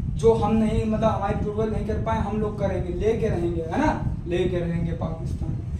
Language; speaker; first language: Hindi; native; Hindi